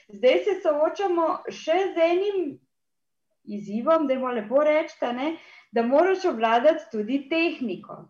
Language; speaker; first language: Slovenian; native; Slovenian